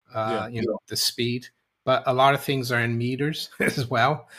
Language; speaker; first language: English; non-native, fluent; Portuguese